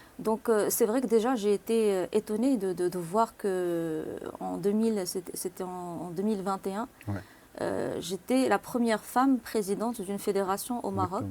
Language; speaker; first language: French; non-native, local second language; Arabic